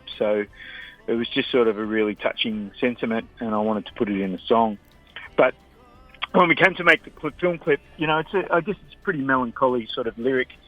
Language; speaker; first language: English; native; English